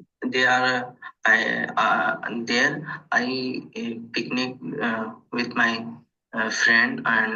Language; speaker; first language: English; non-native, learner; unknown